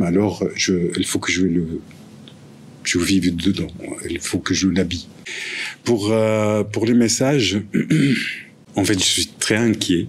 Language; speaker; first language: French; non-native, fluent; Arabic